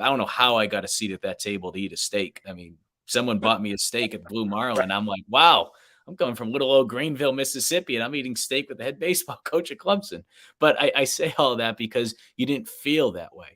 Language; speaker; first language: English; native; English